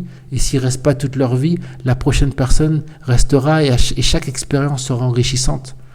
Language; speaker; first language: French; native; French